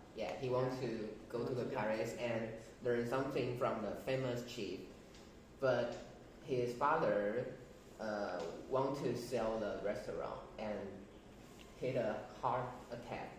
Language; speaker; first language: English; non-native, learner; Chinese